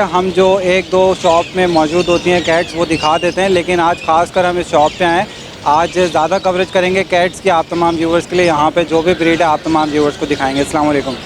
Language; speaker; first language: Urdu; native; Urdu